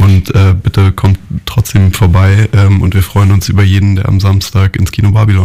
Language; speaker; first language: German; native; German